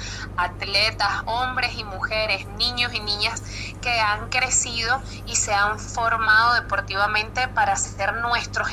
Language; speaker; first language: Spanish; native; Spanish